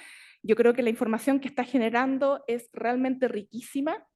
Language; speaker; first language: Spanish; native; Spanish